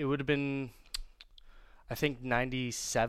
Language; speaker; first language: English; native; English